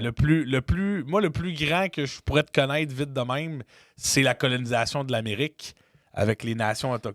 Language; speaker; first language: French; native; French